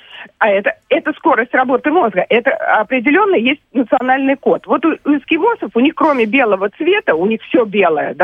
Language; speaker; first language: Russian; native; Russian